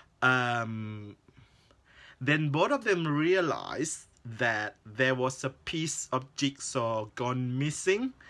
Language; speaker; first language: English; non-native, fluent; Thai